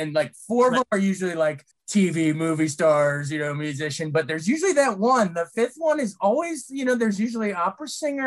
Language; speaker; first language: English; native; English